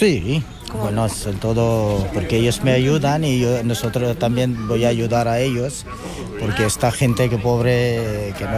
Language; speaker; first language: Spanish; non-native, learner; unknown